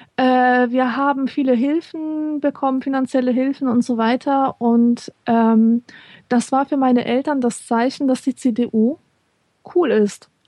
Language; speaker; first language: German; early bilingual, other home language; Polish